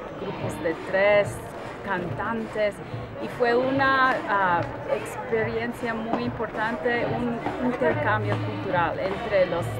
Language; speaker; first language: Spanish; early bilingual, heritage; Spanish